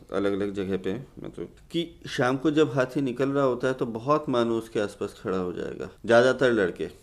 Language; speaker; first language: Hindi; native; Hindi